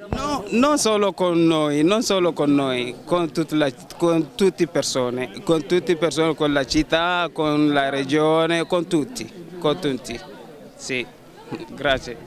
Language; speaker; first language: Italian; non-native, fluent; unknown